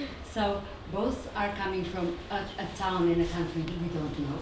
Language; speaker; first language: English; non-native, fluent; Portuguese